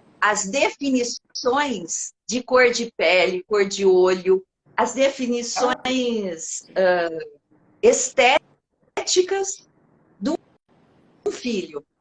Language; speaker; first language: Portuguese; native; Portuguese